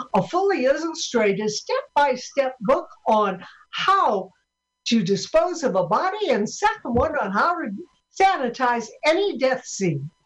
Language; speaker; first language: English; native; English